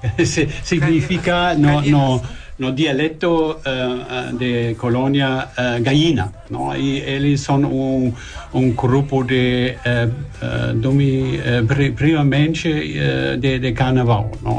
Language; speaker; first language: Portuguese; non-native, learner; German